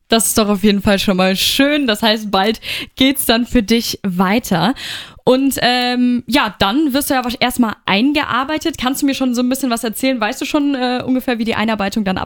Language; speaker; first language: German; native; German